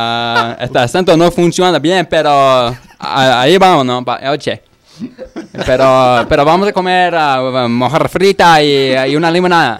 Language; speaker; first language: Spanish; non-native, fluent; English